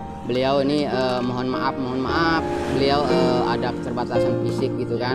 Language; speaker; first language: Indonesian; non-native, local second language; Sasak